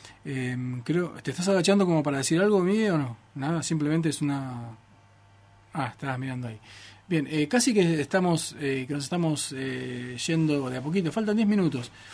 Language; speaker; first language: Spanish; native; Spanish